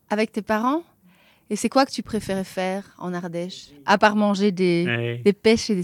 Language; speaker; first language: French; native; French